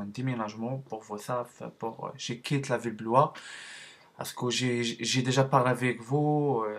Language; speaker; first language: French; non-native, learner; Arabic